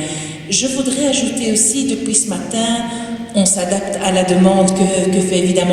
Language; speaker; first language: French; native; French